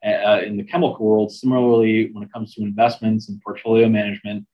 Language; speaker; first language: English; native; English